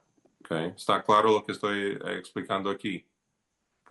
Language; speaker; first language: Spanish; non-native, fluent; English